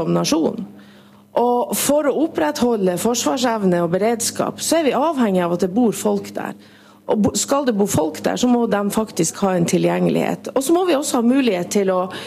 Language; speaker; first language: Norwegian; native; Norwegian